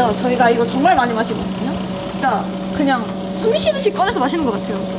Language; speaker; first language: Korean; native; Korean